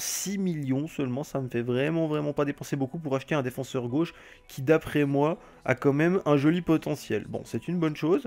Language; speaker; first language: French; native; French